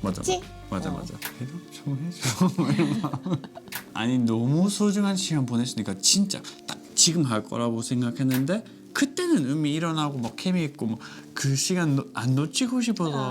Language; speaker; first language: Korean; non-native, learner; English